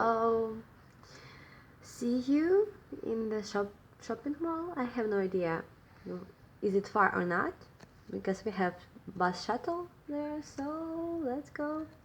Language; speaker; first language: English; non-native, learner; Russian